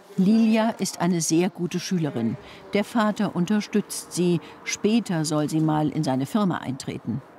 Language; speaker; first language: German; native; German